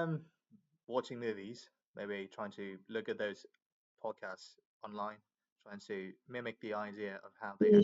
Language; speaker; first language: English; non-native, fluent; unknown